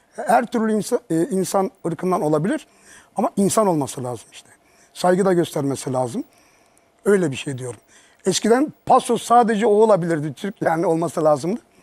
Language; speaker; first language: Turkish; early bilingual, heritage; Turkish